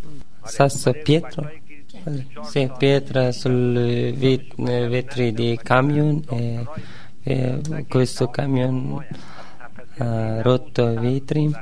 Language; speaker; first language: Italian; non-native, learner; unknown